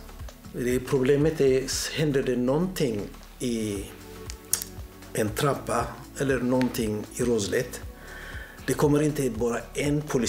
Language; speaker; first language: Swedish; non-native, fluent; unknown